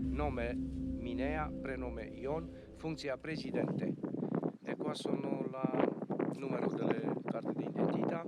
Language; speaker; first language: Italian; non-native, learner; Romanian